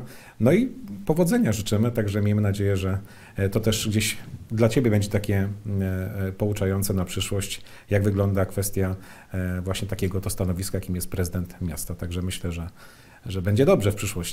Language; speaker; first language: Polish; native; Polish